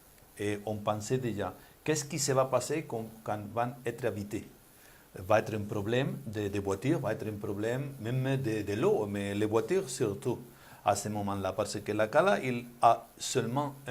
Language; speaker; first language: French; non-native, learner; Spanish